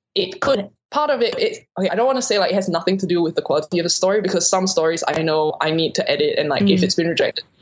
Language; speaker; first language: English; native; English